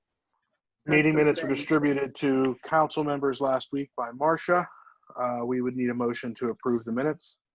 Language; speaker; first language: English; native; English